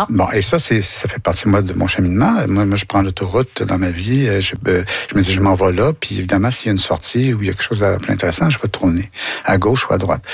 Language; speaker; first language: French; native; French